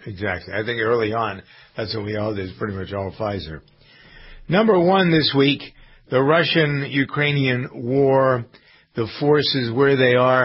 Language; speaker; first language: English; native; English